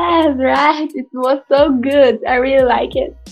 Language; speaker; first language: English; non-native, learner; Portuguese